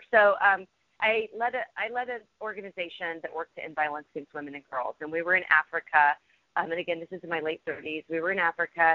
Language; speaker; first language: English; native; English